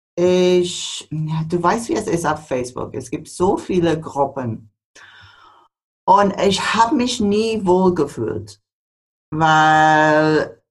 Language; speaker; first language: German; non-native, fluent; English